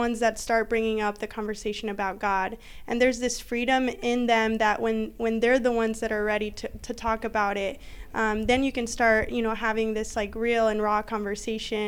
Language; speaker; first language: English; native; English